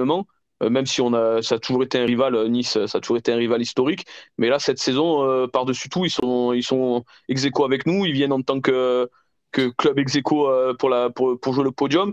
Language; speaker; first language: French; native; French